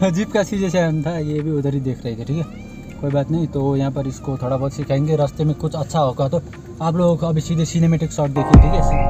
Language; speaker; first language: Hindi; non-native, local second language; Nepali